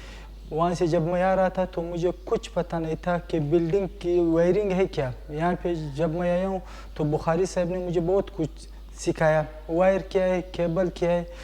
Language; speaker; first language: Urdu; non-native, local second language; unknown